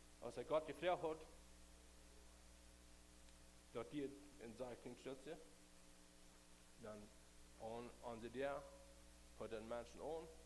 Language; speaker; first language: German; non-native, learner; Plautdietsch